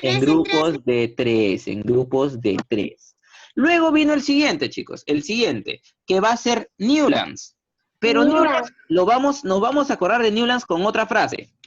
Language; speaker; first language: Spanish; native; Spanish